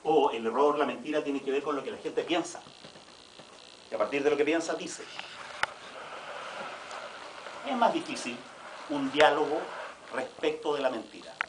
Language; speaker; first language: Spanish; native; Spanish